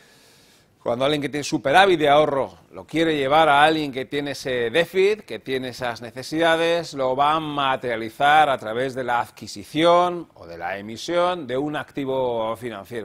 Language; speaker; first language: Spanish; native; Spanish